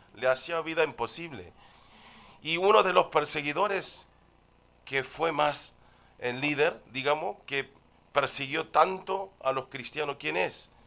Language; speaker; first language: Spanish; non-native, fluent; Korean